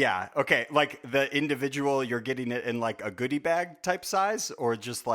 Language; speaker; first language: English; native; English